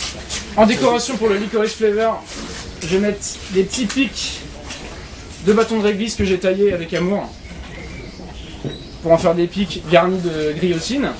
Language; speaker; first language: French; non-native, fluent; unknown